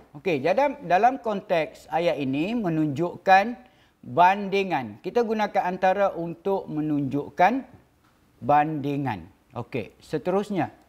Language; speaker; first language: Malay; native; Malay